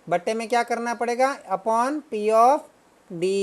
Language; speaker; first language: Hindi; non-native, local second language; Gujarati